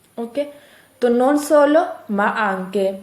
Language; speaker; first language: Italian; non-native, fluent; Urdu